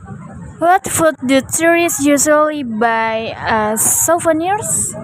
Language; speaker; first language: English; non-native, learner; Indonesian